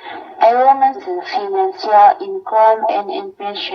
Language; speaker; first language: English; non-native, learner; Indonesian